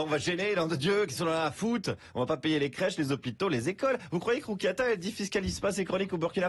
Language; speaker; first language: French; native; French